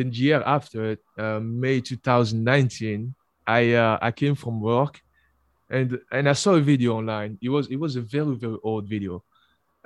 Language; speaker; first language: English; non-native, fluent; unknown